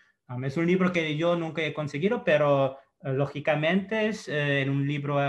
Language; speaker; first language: Spanish; non-native, fluent; English